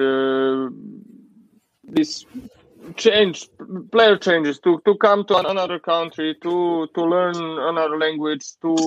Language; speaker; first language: English; non-native, learner; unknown